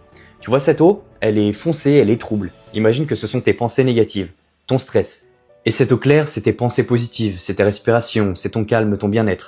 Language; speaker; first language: French; native; French